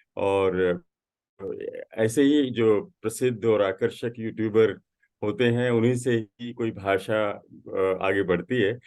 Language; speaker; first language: Hindi; native; Hindi